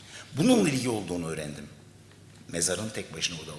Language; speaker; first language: Turkish; native; Turkish